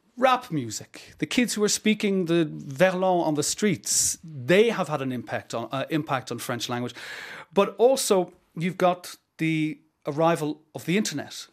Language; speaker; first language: English; native; English